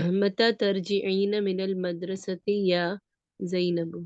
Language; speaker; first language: Arabic; non-native, learner; Malayalam